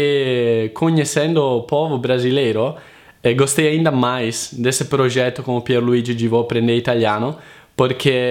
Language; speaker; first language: Portuguese; non-native, fluent; Italian